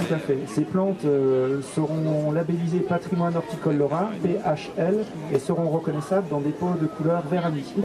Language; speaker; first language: French; native; French